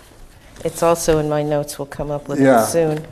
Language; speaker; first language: English; native; English